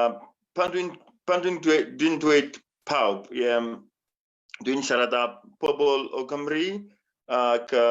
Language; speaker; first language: Welsh; non-native, fluent; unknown